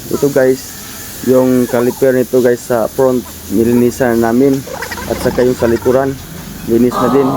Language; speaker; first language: Filipino; non-native, local second language; Cebuano